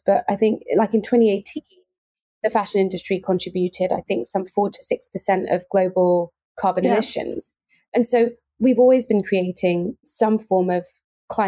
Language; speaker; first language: English; native; English